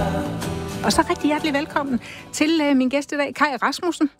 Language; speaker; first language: Danish; native; Danish